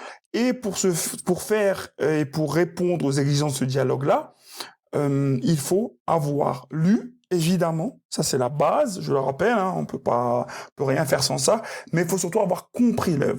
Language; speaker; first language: French; native; French